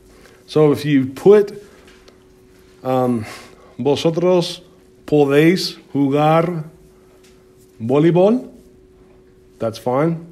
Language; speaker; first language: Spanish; non-native, fluent; English